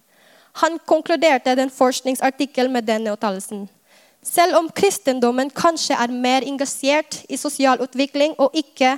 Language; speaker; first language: Norwegian; non-native, fluent; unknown